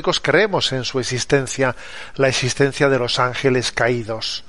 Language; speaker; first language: Spanish; native; Spanish